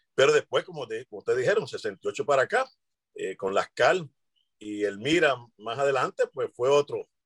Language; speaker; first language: Spanish; native; Spanish